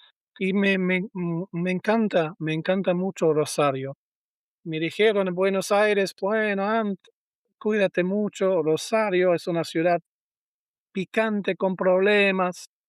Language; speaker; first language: Spanish; non-native, learner; German